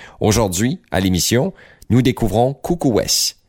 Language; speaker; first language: French; native; French